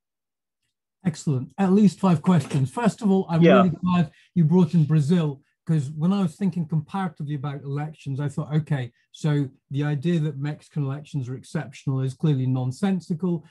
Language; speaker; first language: English; native; English